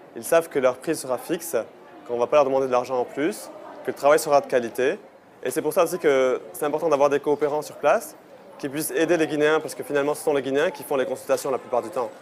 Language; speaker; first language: French; native; French